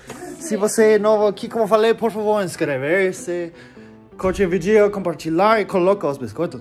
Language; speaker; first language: Portuguese; non-native, learner; English